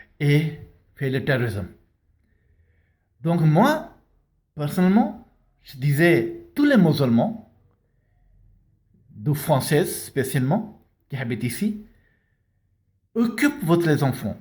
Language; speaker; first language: French; non-native, learner; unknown